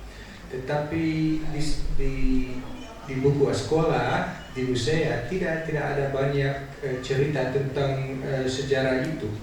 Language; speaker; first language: Indonesian; non-native, learner; Dutch